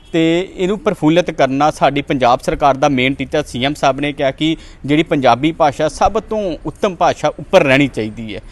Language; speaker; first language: Punjabi; native; Punjabi